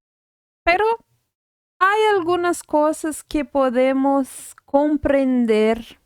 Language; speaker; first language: Spanish; non-native, fluent; Portuguese